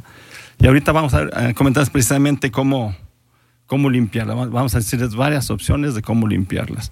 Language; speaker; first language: Spanish; native; Spanish